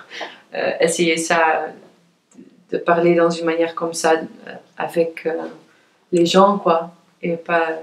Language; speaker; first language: French; non-native, fluent; Dutch